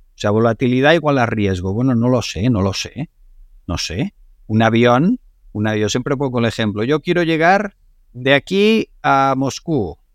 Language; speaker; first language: Spanish; non-native, local second language; Catalan